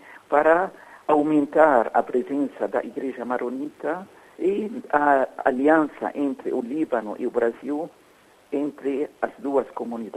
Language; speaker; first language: Portuguese; non-native, fluent; Arabic